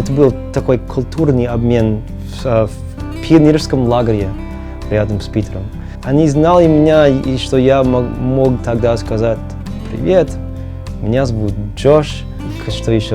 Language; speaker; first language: Russian; non-native, learner; English